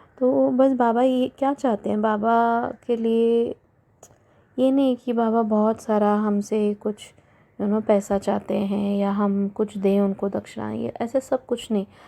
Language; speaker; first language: Hindi; native; Hindi